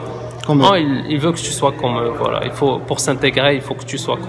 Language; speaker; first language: French; non-native, local second language; Arabic